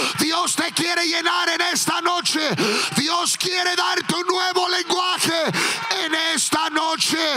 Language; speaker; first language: Spanish; early bilingual, heritage; Spanish